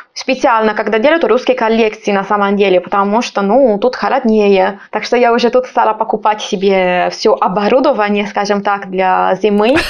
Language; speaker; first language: Russian; non-native, fluent; Italian